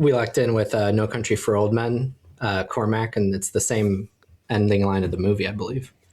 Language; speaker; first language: English; native; English